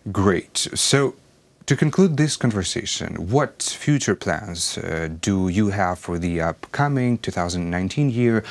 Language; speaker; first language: English; non-native, fluent; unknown